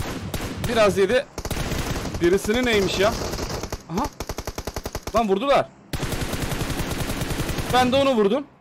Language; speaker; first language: Turkish; native; Turkish